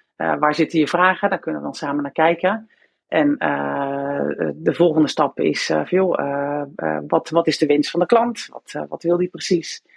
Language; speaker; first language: Dutch; native; Dutch